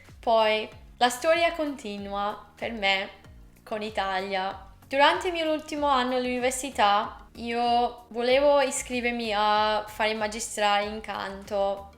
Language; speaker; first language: Italian; non-native, fluent; English